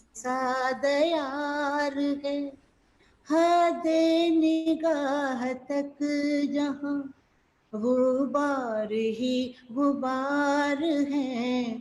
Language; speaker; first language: Hindi; non-native, local second language; Marathi